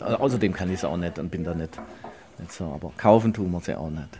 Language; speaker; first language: German; native; German